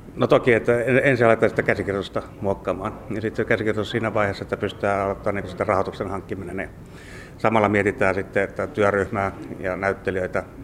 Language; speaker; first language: Finnish; native; Finnish